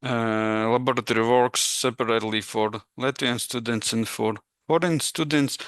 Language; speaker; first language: English; non-native, fluent; Latvian